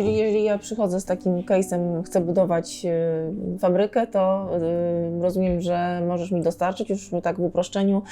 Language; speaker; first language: Polish; native; Polish